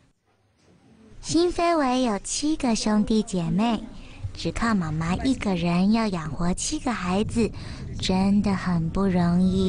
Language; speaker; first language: Chinese; native; Chinese